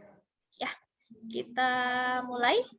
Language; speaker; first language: Indonesian; non-native, fluent; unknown